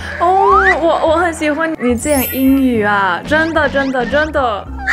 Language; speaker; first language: Chinese; non-native, fluent; Thai